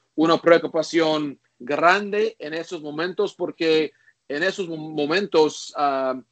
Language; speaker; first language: Spanish; non-native, learner; English